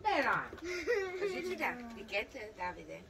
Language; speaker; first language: Dutch; native; Dutch